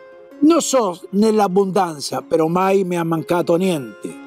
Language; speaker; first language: Italian; early bilingual, heritage; Italian